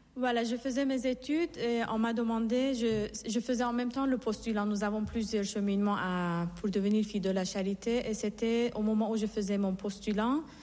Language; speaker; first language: French; non-native, fluent; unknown